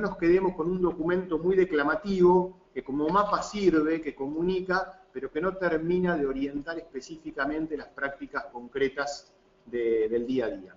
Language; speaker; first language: Spanish; native; Spanish